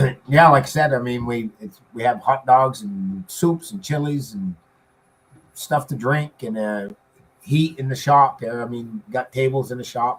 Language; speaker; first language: English; native; English